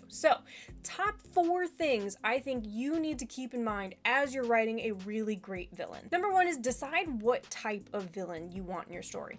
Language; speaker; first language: English; native; English